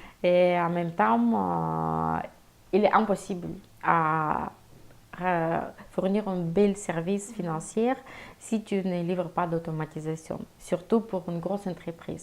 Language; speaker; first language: French; non-native, fluent; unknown